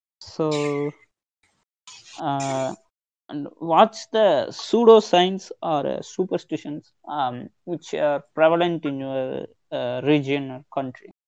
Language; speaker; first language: English; non-native, local second language; Tamil